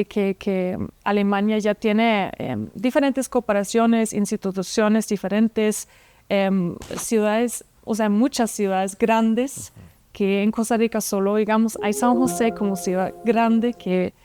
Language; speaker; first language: Spanish; non-native, fluent; German